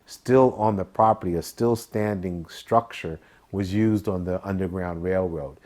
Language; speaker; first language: English; native; English